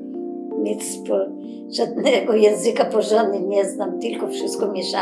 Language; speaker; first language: Polish; early bilingual, other home language; Macedonian